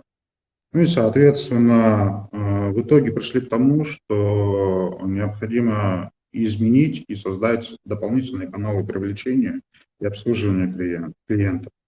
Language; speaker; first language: Russian; native; Russian